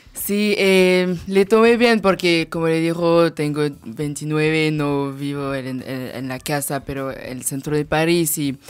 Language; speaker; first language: Spanish; non-native, learner; French